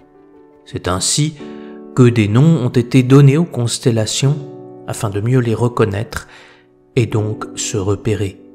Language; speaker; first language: French; native; French